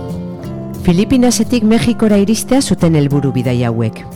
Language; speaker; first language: Basque; native; Basque